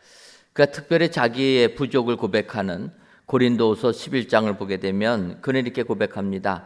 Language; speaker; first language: Korean; native; Korean